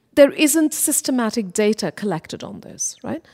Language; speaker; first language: English; non-native, local second language; Bangla